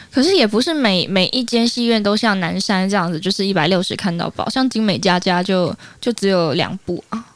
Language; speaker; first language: Chinese; native; Chinese